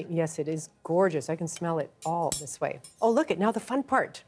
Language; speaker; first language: English; native; English